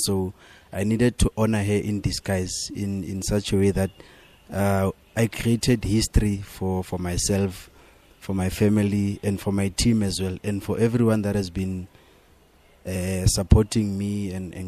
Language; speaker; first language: English; non-native, local second language; Zulu